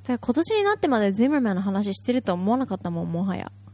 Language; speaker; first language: Japanese; native; Japanese